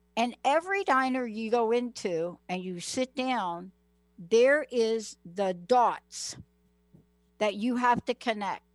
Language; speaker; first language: English; native; English